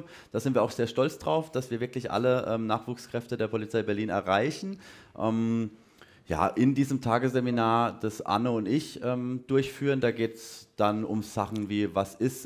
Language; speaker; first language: German; native; German